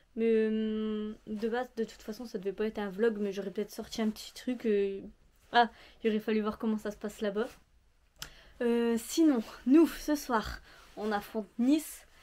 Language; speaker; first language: French; native; French